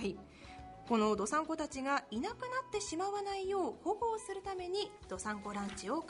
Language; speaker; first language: Japanese; native; Japanese